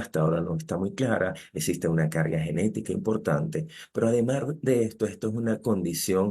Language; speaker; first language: Spanish; native; Spanish